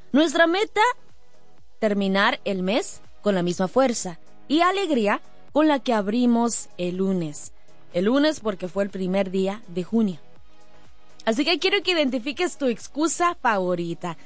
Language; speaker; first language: Spanish; early bilingual, heritage; Spanish